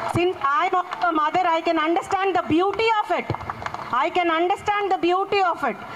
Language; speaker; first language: English; non-native, local second language; Telugu